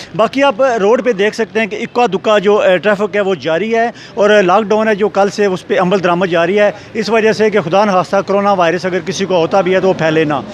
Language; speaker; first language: Urdu; non-native, local second language; Punjabi